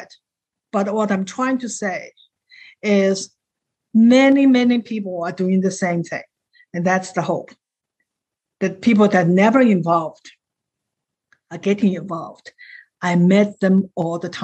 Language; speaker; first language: English; non-native, fluent; Chinese